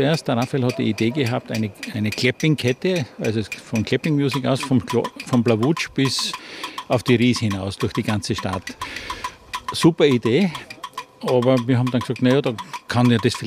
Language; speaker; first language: German; native; German